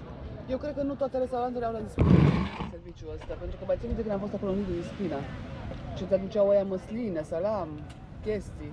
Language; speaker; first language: Romanian; native; Romanian